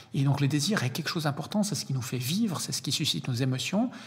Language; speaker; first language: French; native; French